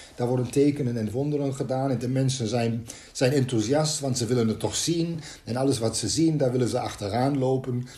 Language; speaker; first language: Dutch; native; Dutch